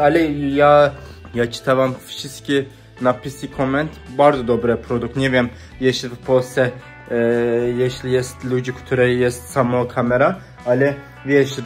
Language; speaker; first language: Polish; non-native, learner; Turkish